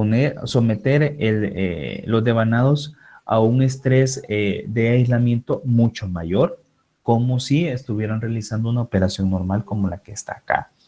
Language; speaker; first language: Spanish; native; Spanish